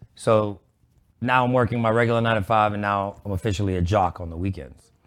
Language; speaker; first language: English; native; English